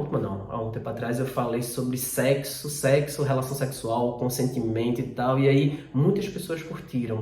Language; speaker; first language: Portuguese; native; Portuguese